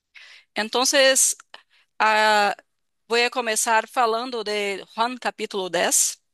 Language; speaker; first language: Spanish; non-native, fluent; Portuguese